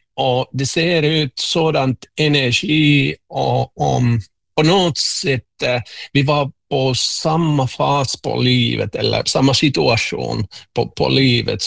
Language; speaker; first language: Swedish; non-native, local second language; Finnish